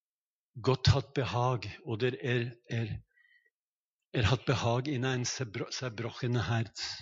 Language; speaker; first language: German; non-native, fluent; Norwegian